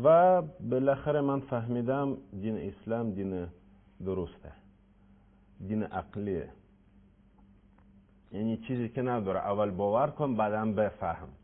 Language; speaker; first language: Persian; non-native, learner; Russian